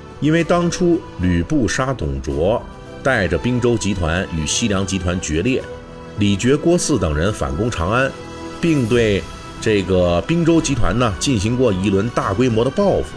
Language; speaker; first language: Chinese; native; Chinese